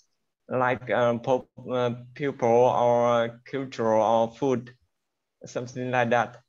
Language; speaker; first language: English; non-native, learner; Vietnamese